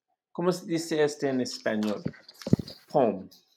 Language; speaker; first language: Spanish; non-native, learner; English